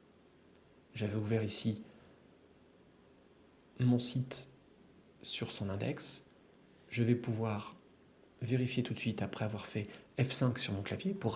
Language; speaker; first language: French; native; French